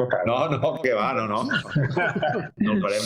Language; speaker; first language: Catalan; native; Catalan